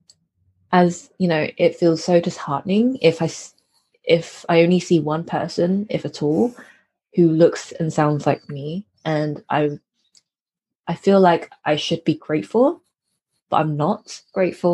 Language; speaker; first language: English; native; English